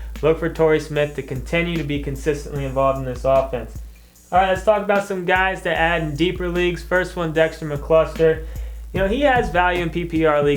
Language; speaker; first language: English; native; English